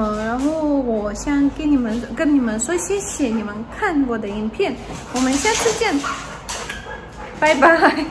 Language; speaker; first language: Chinese; non-native, fluent; Russian